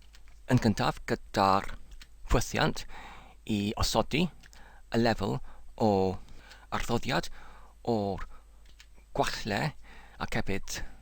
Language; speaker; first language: Welsh; non-native, learner; English